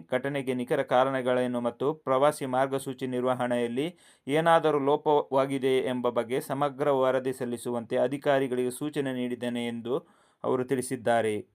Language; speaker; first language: Kannada; non-native, local second language; Kodava